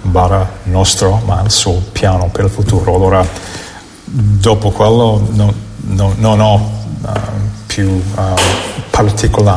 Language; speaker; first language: Italian; non-native, fluent; English